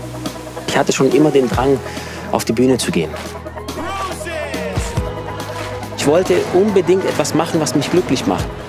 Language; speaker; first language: German; early bilingual, other home language; Italian